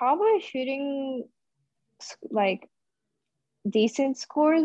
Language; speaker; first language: English; native; English